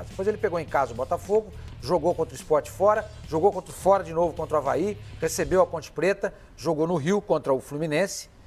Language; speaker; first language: Portuguese; native; Portuguese